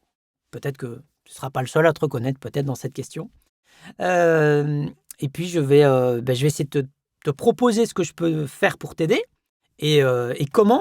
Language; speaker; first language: French; native; French